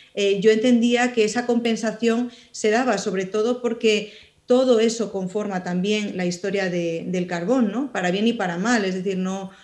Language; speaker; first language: Spanish; native; Spanish